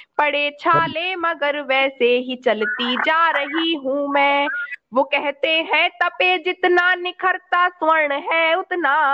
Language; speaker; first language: Hindi; native; Hindi